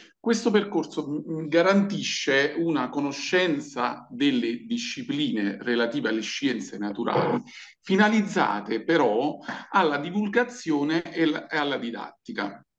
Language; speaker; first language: Italian; native; Italian